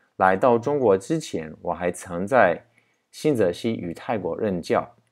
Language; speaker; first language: Chinese; non-native, fluent; English